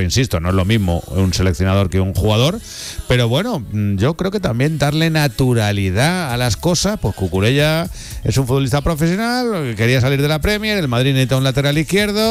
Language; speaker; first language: Spanish; native; Spanish